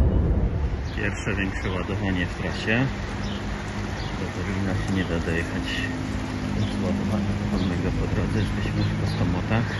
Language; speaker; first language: Polish; native; Polish